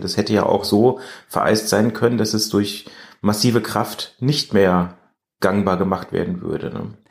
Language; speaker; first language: German; native; German